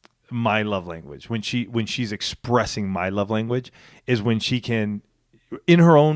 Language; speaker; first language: English; native; English